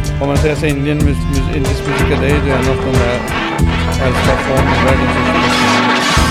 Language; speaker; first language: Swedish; non-native, fluent; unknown